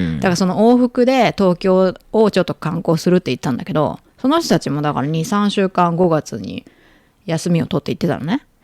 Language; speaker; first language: Japanese; native; Japanese